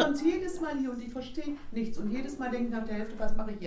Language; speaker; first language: German; non-native, fluent; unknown